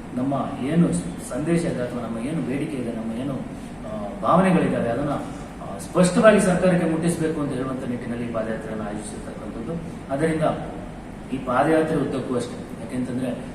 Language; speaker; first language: Kannada; non-native, local second language; Kodava